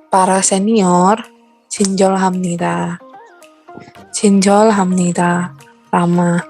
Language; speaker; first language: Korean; non-native, learner; Indonesian